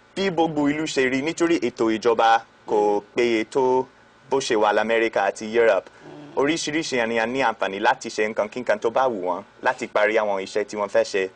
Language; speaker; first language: Yoruba; non-native, fluent; English